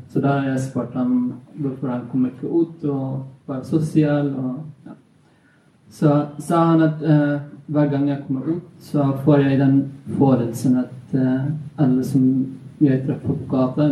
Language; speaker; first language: Norwegian; non-native, fluent; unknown